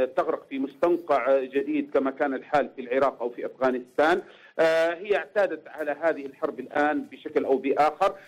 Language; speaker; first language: Arabic; native; Arabic